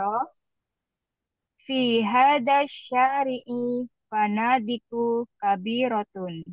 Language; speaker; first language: Arabic; non-native, learner; Indonesian